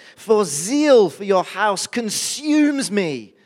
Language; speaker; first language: English; native; English